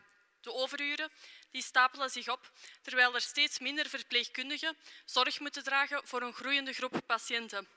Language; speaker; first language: Dutch; native; Dutch